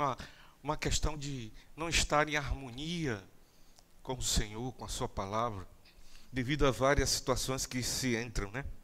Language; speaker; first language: Portuguese; native; Portuguese